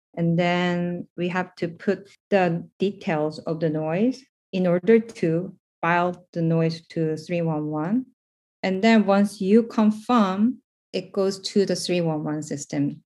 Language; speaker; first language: English; non-native, fluent; Korean